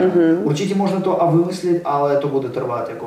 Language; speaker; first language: Czech; non-native, learner; Russian